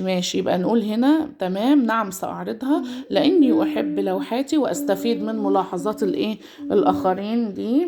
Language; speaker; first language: Arabic; native; Arabic